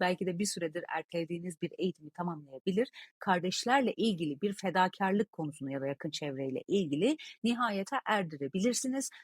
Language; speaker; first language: Turkish; native; Turkish